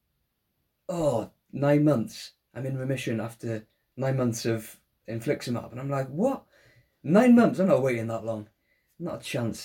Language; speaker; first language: English; native; English